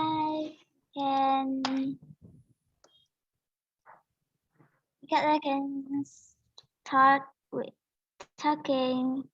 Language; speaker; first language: English; non-native, learner; Vietnamese